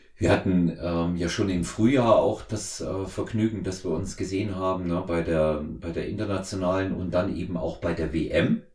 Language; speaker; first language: German; native; German